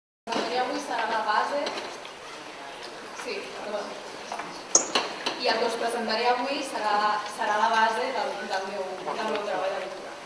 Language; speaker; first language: Catalan; native; Catalan